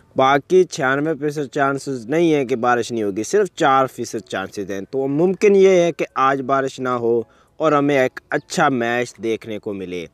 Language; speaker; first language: Urdu; native; Urdu